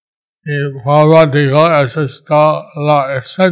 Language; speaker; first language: Spanish; non-native, learner; English